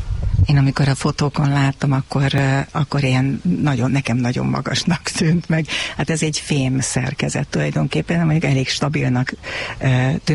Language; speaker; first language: Hungarian; native; Hungarian